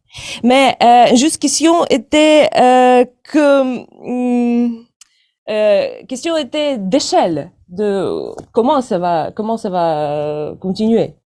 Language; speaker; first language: French; non-native, fluent; Ukrainian